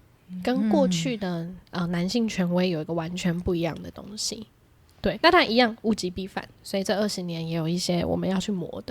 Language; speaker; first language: Chinese; native; Chinese